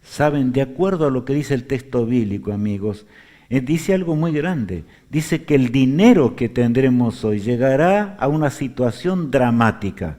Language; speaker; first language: Spanish; native; Spanish